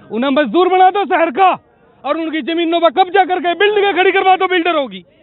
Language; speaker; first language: Hindi; native; Hindi